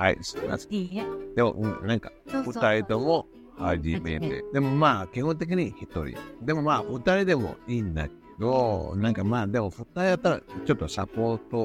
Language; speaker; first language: Japanese; non-native, learner; Spanish